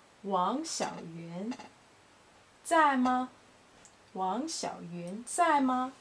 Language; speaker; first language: Chinese; non-native, learner; English